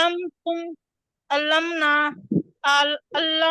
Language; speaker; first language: Arabic; non-native, learner; Urdu